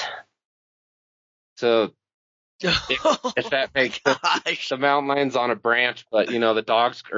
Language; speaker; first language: English; native; English